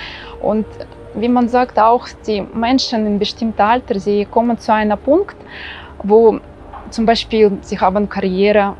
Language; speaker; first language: German; non-native, fluent; Russian